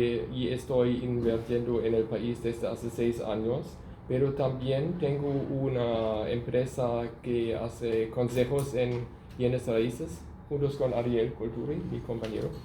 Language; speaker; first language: Spanish; non-native, fluent; German